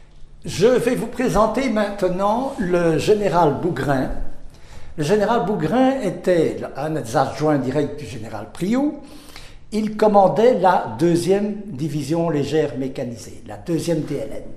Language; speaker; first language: French; native; French